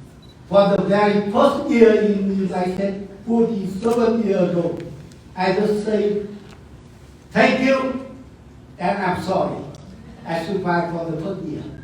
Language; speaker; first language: English; non-native, learner; Vietnamese